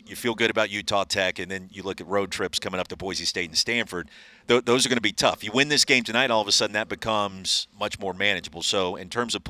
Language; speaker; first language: English; native; English